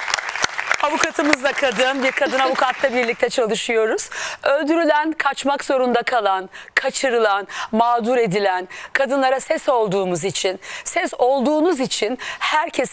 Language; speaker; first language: Turkish; native; Turkish